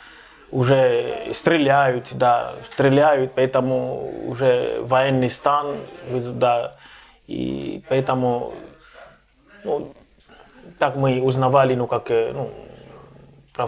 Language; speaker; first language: Russian; non-native, local second language; Ukrainian